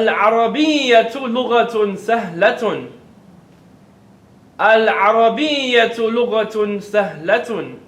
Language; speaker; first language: Arabic; non-native, fluent; English